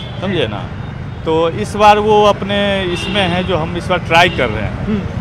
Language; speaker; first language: Hindi; native; Hindi